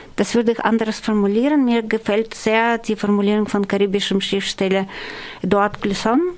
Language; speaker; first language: German; non-native, fluent; Russian